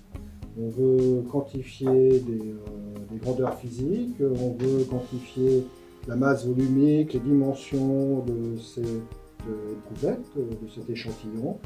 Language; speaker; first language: French; native; French